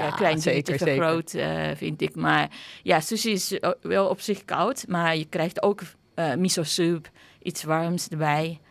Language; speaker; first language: Dutch; non-native, fluent; Japanese